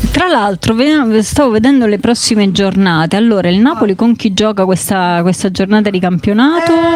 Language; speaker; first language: Italian; native; Italian